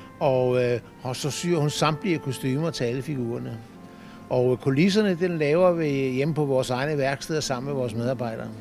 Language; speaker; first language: Danish; native; Danish